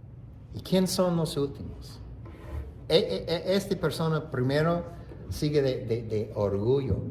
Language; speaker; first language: Spanish; non-native, fluent; English